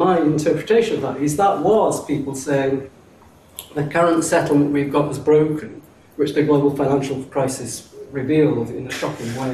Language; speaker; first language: English; native; English